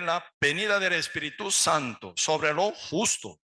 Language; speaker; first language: Spanish; non-native, learner; Korean